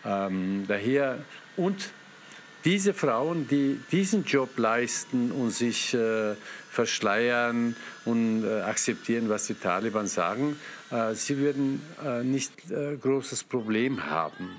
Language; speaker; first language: German; non-native, fluent; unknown